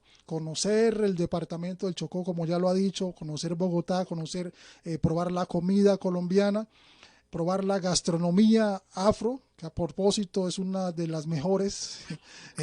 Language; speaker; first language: Spanish; native; Spanish